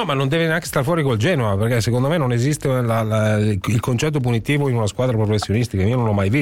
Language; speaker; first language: Italian; native; Italian